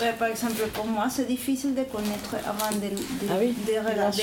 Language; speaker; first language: French; non-native, learner; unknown